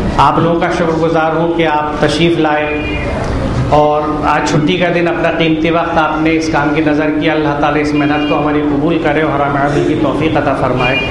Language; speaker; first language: Urdu; native; Urdu